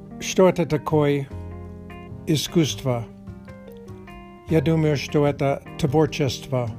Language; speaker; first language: Russian; non-native, learner; English